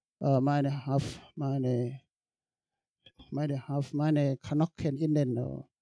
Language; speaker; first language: German; non-native, learner; Thai